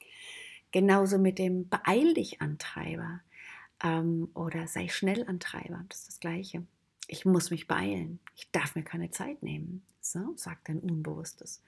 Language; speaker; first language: German; native; German